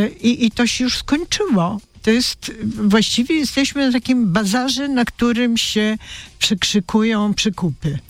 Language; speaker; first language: Polish; non-native, fluent; Bulgarian